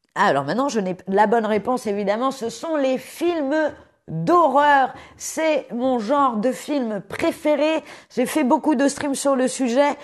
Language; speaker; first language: French; native; French